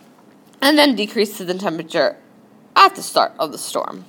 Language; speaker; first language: English; native; English